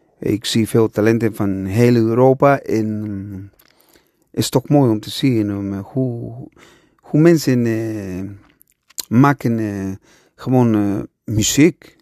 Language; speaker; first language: Dutch; non-native, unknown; Spanish